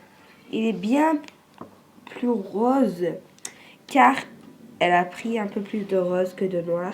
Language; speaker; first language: French; native; French